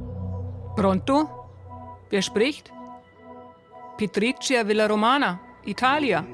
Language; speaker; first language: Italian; non-native, learner; German